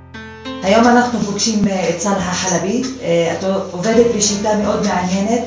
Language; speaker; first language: Hebrew; native; Hebrew